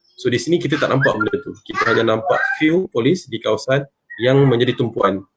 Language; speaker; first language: Malay; native; Malay